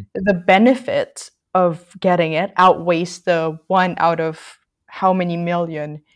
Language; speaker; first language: English; non-native, local second language; Filipino